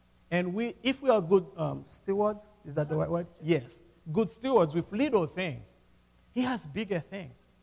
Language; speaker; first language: English; non-native, fluent; Haitian Creole